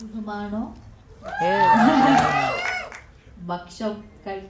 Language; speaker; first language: Malayalam; non-native, learner; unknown